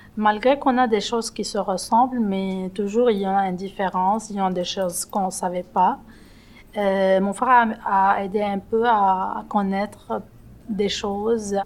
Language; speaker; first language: French; non-native, local second language; Arabic